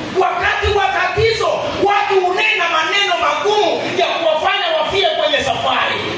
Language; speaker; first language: Swahili; non-native, local second language; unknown